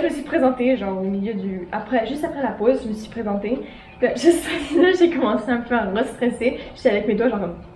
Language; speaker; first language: French; native; French